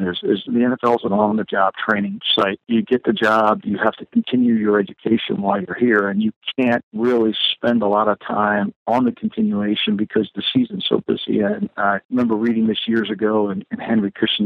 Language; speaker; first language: English; native; English